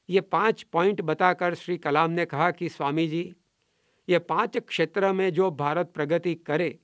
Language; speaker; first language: Hindi; non-native, local second language; Gujarati